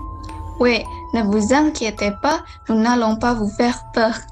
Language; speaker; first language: French; non-native, learner; Indonesian